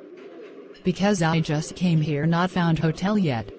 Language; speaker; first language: English; non-native, learner; Khmer